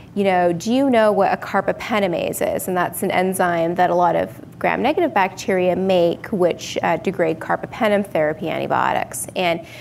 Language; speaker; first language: English; native; English